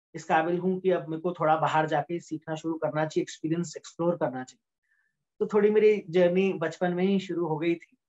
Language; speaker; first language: Hindi; native; Hindi